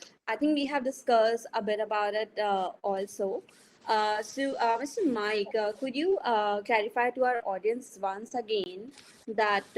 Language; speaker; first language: English; non-native, fluent; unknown